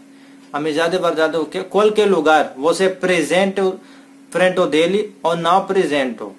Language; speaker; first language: Portuguese; non-native, learner; Hindi